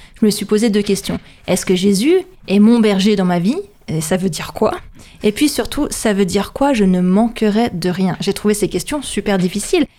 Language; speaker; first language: French; native; French